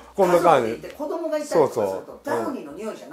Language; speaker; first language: Japanese; native; Japanese